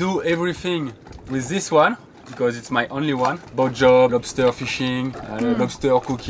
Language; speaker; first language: English; non-native, learner; French